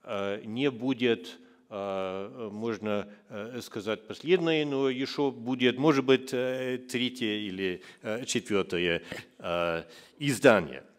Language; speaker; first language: Russian; non-native, fluent; German